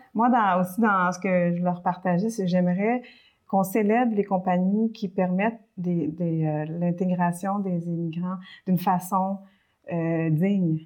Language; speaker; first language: French; early bilingual, other home language; Spanish